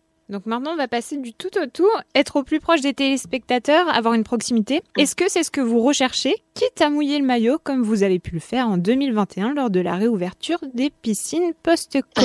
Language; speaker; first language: French; native; French